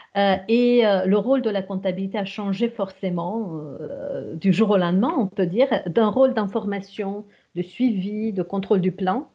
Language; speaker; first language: French; non-native, fluent; Romanian